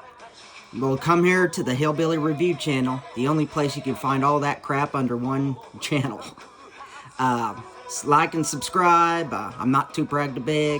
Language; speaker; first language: English; native; English